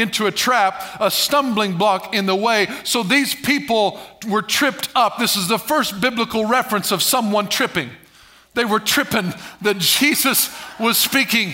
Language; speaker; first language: English; native; English